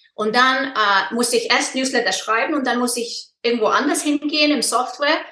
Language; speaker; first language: German; non-native, fluent; Icelandic